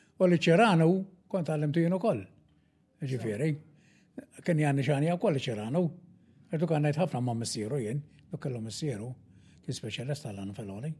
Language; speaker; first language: Maltese; native; Maltese